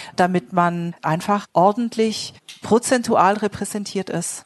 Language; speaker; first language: German; native; German